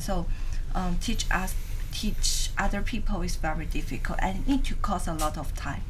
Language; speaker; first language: English; non-native, learner; Chinese